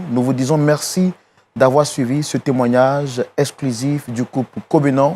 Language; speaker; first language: French; native; French